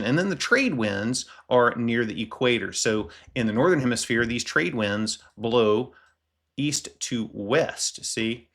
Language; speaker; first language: English; native; English